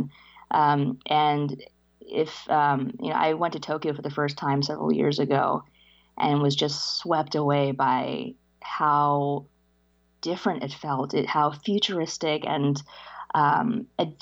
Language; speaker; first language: English; early bilingual, other home language; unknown